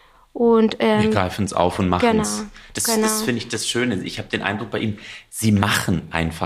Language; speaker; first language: German; native; German